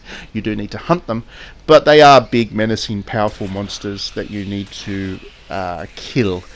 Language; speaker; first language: English; native; English